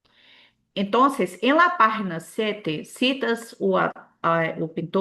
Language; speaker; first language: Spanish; non-native, learner; Portuguese